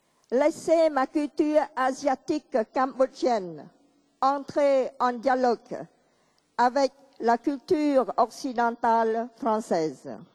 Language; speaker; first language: French; non-native, fluent; Khmer